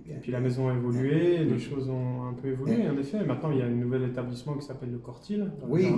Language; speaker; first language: French; native; French